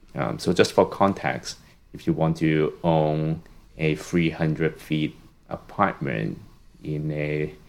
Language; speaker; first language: English; non-native, local second language; Cantonese